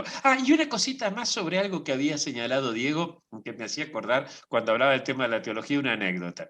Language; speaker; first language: Spanish; native; Spanish